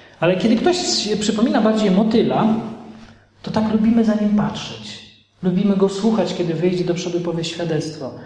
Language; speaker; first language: Polish; native; Polish